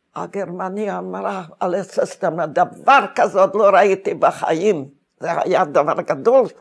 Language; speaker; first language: Hebrew; non-native, fluent; Hungarian